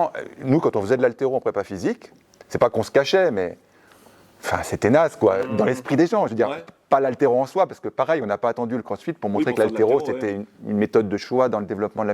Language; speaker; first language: French; native; French